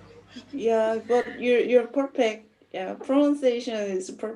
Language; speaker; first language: English; non-native, learner; Korean